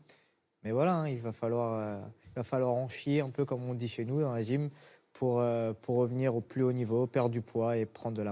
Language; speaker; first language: French; native; French